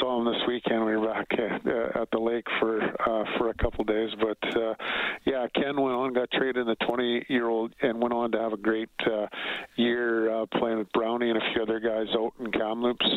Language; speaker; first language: English; native; English